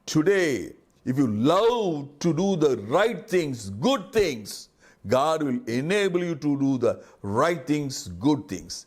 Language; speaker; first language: English; non-native, local second language; Tamil